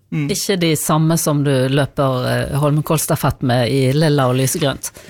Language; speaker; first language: Norwegian; native; Norwegian